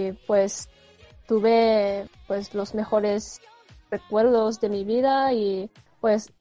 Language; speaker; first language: Spanish; non-native, fluent; Japanese